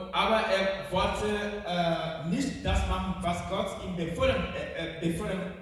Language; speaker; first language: German; non-native, fluent; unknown